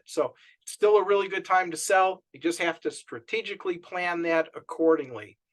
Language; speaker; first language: English; native; English